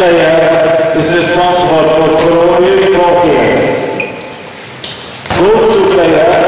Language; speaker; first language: English; non-native, learner; Swedish